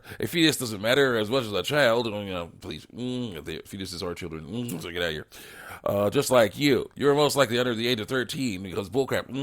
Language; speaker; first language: English; native; English